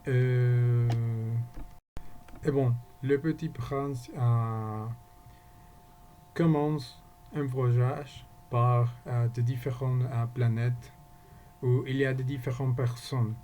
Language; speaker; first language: French; non-native, learner; Spanish